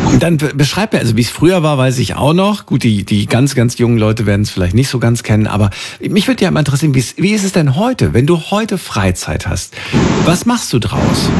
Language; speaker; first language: German; native; German